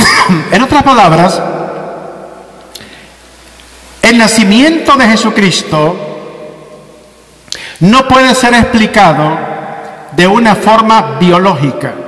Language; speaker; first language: Spanish; native; Spanish